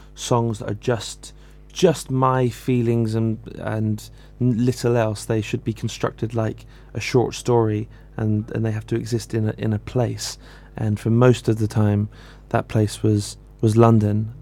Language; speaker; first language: English; native; English